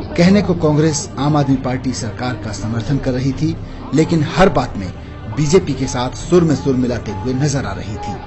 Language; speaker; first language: Hindi; native; Hindi